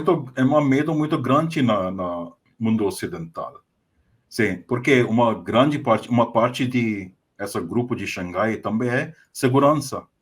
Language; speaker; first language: Portuguese; non-native, fluent; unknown